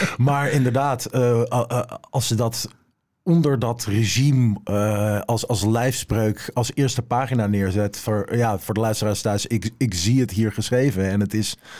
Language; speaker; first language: Dutch; native; Dutch